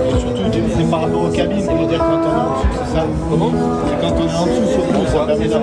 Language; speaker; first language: French; native; French